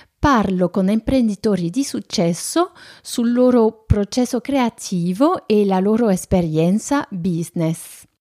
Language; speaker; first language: Italian; non-native, fluent; French